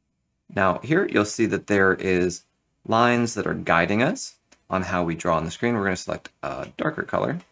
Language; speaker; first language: English; native; English